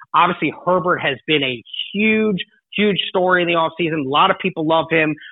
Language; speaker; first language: English; native; English